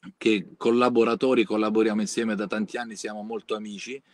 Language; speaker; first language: Italian; native; Italian